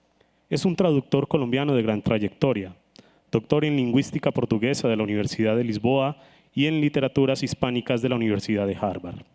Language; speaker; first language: Spanish; native; Spanish